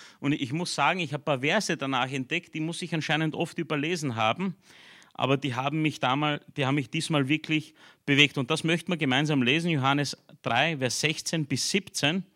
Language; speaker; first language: German; early bilingual, other home language; Romanian